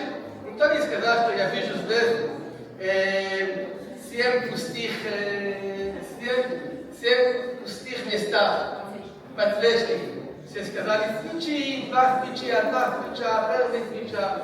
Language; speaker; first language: Russian; non-native, fluent; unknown